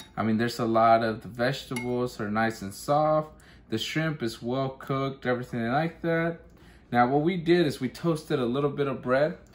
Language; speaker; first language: English; early bilingual, other home language; Spanish